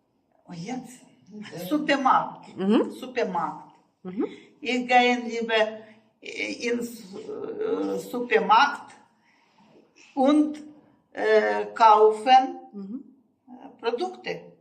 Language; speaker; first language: German; non-native, learner; Russian